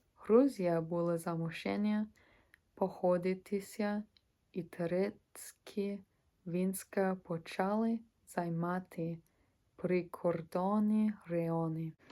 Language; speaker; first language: Ukrainian; non-native, learner; English